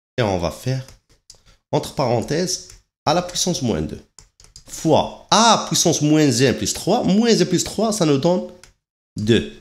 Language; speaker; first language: French; non-native, local second language; Arabic